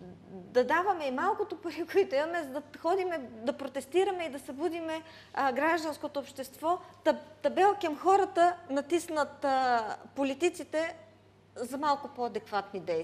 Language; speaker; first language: Bulgarian; native; Bulgarian